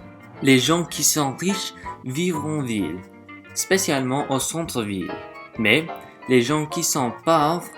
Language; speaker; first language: French; non-native, learner; English